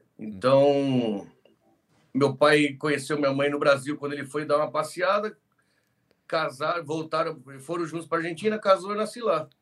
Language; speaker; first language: Portuguese; early bilingual, other home language; Spanish